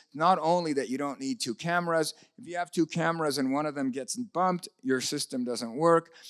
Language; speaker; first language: English; native; English